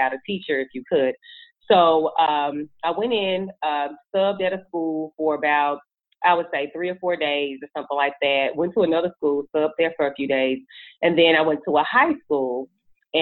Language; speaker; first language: English; native; English